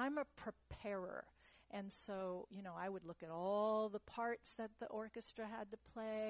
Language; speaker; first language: English; early bilingual, other home language; German